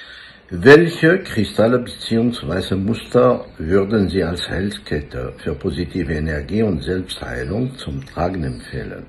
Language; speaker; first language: German; non-native, fluent; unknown